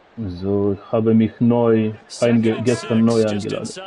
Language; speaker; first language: German; non-native, learner; Russian